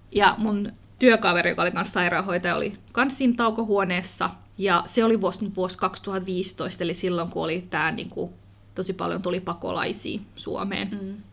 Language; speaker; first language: Finnish; early bilingual, other home language; Kurdish